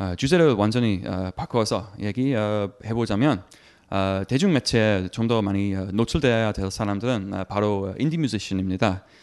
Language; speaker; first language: Korean; non-native, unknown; English